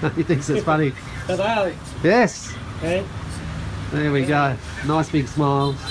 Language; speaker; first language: English; native; English